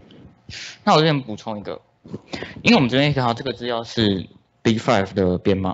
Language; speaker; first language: Chinese; native; Chinese